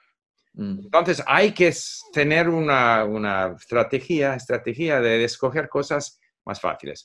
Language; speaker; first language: Spanish; non-native, fluent; English